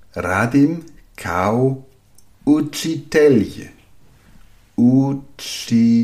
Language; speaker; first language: German; native; German